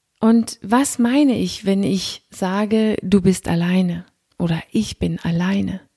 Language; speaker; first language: German; non-native, fluent; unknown